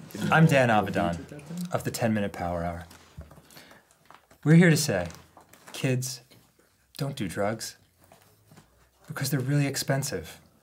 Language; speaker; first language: English; native; English